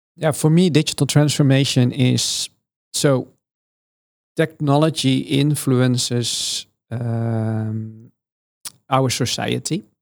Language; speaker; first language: English; non-native, fluent; Dutch